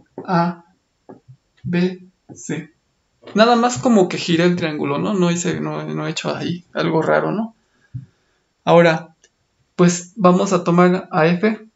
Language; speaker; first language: Spanish; native; Spanish